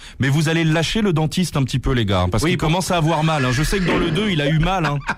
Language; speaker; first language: French; native; French